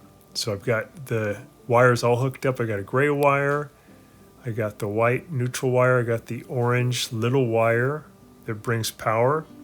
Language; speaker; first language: English; native; English